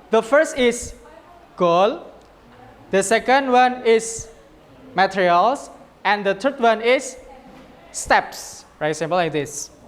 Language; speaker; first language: English; non-native, learner; Indonesian